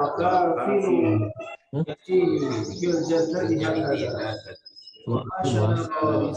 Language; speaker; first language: Arabic; non-native, learner; Indonesian